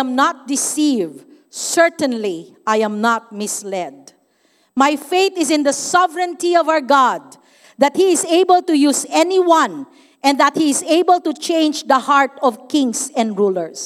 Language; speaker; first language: English; non-native, local second language; Cebuano